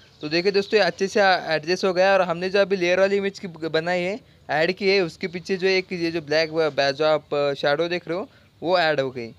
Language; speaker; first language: Hindi; non-native, local second language; Marathi